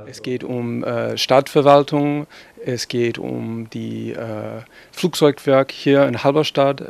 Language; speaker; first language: German; non-native, fluent; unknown